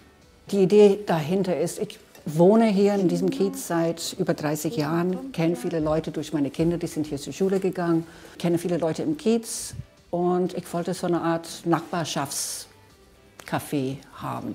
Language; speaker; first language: German; non-native, fluent; English